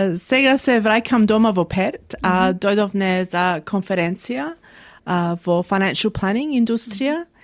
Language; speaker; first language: Macedonian; early bilingual, heritage; Macedonian